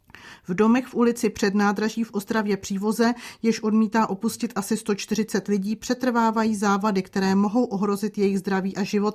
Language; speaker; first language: Czech; native; Czech